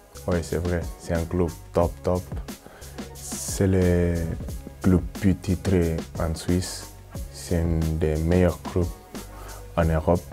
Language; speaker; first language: French; non-native, fluent; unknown